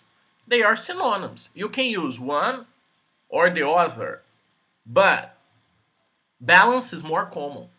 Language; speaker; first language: English; non-native, fluent; Portuguese